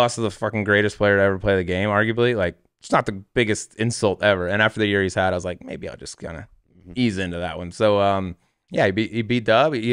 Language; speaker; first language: English; native; English